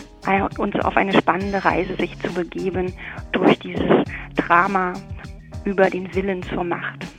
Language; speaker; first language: German; native; German